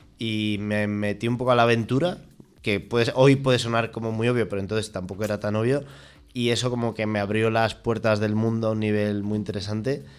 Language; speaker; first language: Spanish; native; Spanish